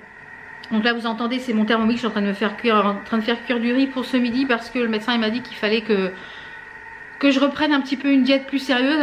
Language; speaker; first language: French; native; French